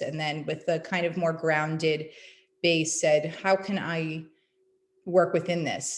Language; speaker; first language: English; native; English